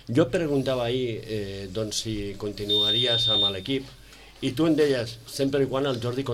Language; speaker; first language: Catalan; native; Catalan